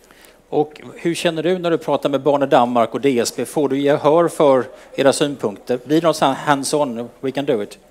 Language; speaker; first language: Swedish; native; Swedish